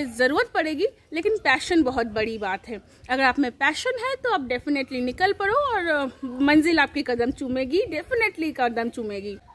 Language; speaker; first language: Hindi; native; Hindi